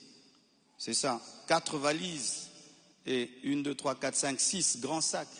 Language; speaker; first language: French; non-native, local second language; Lingala